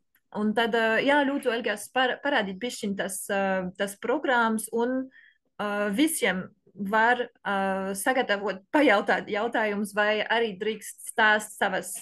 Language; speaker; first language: Latvian; non-native, learner; French